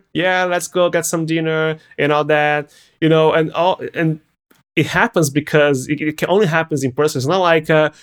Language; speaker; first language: English; non-native, fluent; Portuguese